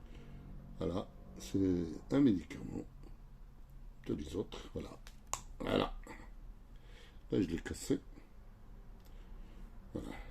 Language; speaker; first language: French; non-native, local second language; Arabic